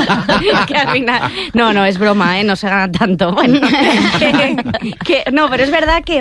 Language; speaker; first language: Spanish; native; Spanish